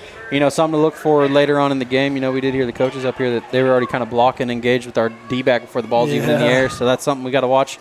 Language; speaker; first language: English; native; English